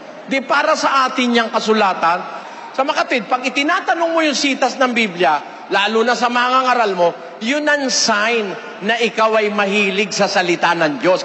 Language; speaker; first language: Filipino; native; Filipino